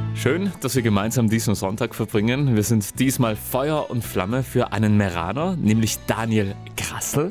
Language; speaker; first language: German; native; German